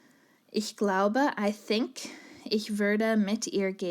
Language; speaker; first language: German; non-native, fluent; English